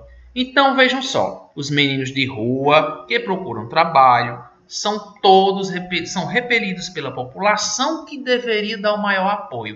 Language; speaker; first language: Portuguese; native; Portuguese